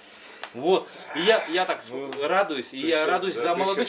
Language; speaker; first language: Russian; non-native, local second language; Kyrgyz